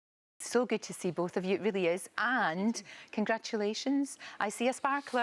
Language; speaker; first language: English; native; English